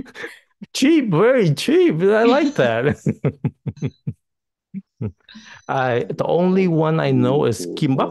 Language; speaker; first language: English; non-native, fluent; Vietnamese